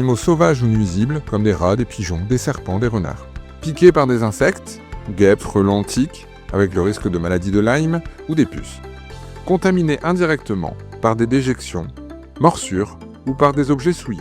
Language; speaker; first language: French; native; French